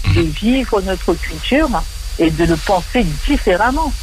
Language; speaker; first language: French; early bilingual, other home language; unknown